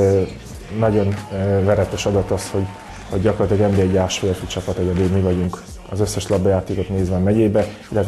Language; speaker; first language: Hungarian; native; Hungarian